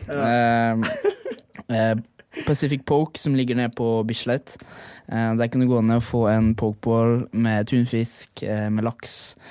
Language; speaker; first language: Norwegian; native; Norwegian